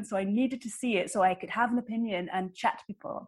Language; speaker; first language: English; native; English